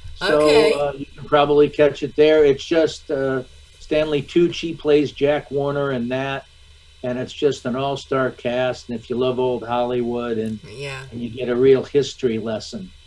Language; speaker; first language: English; native; English